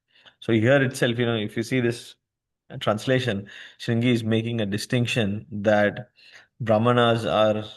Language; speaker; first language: English; non-native, local second language; Hindi